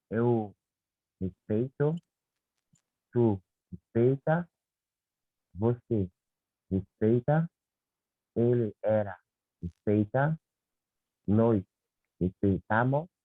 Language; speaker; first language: Portuguese; non-native, learner; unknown